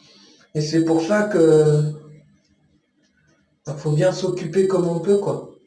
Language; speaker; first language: French; native; French